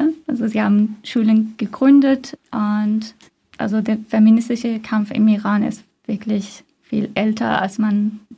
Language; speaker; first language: German; non-native, fluent; Persian